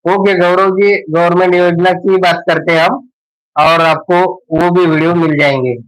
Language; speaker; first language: Hindi; non-native, local second language; Marathi